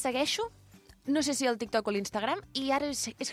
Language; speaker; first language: Catalan; native; Catalan